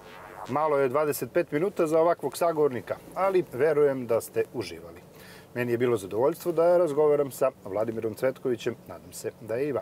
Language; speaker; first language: Serbian; native; Serbian